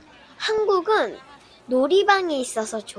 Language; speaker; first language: Korean; early bilingual, heritage; Korean